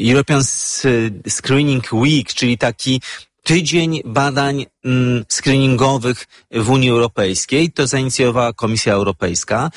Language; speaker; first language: Polish; native; Polish